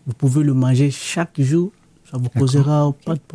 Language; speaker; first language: French; non-native, local second language; Lingala